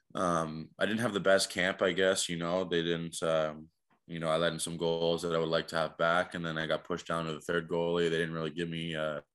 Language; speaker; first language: English; native; English